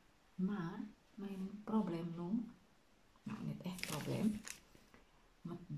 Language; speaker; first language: Dutch; non-native, learner; Indonesian